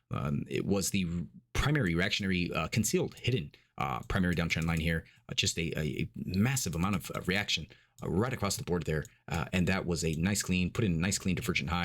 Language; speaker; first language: English; native; English